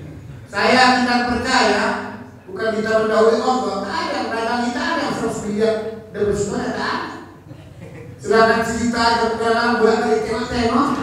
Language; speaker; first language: Indonesian; native; Indonesian